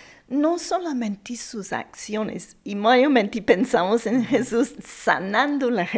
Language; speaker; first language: Spanish; non-native, fluent; English